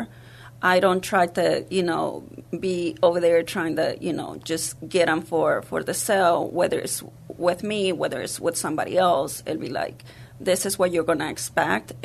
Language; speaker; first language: English; early bilingual, other home language; Spanish